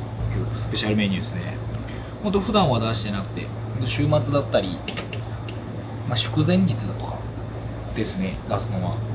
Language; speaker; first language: Japanese; native; Japanese